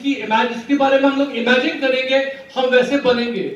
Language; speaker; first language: Hindi; native; Hindi